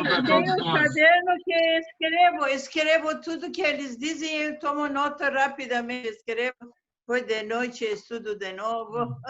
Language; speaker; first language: Portuguese; non-native, fluent; Persian